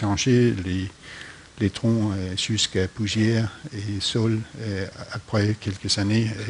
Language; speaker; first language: French; non-native, fluent; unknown